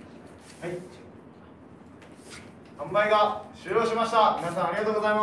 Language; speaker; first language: Japanese; native; Japanese